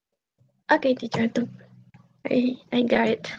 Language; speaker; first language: English; non-native, learner; Spanish